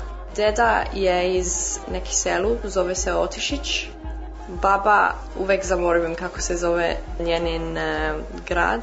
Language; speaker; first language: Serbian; early bilingual, heritage; English